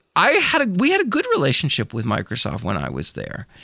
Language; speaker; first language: English; native; English